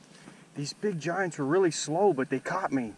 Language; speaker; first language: English; native; English